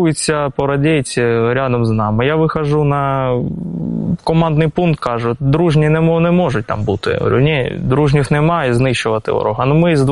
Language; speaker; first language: Ukrainian; native; Ukrainian